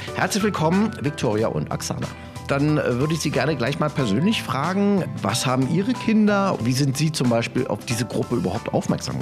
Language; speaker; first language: German; native; German